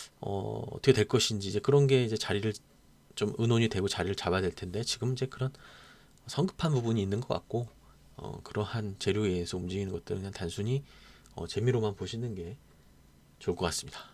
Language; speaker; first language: Korean; native; Korean